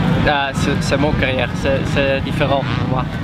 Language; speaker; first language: French; non-native, learner; Dutch